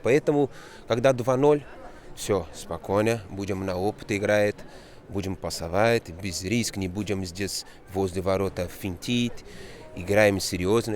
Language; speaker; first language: Russian; non-native, fluent; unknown